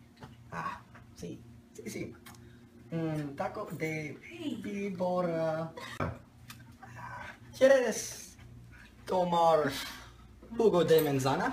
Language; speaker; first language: Spanish; non-native, learner; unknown